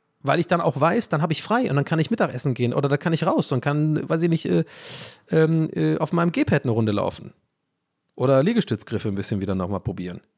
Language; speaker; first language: German; native; German